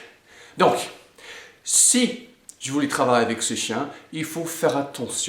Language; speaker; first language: French; non-native, fluent; English